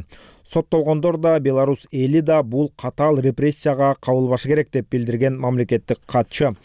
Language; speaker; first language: Kyrgyz; native; Kyrgyz